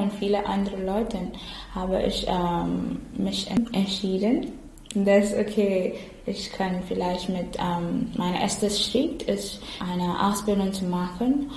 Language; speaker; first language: German; non-native, learner; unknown